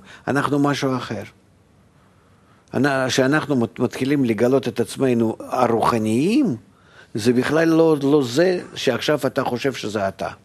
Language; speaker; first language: Hebrew; non-native, fluent; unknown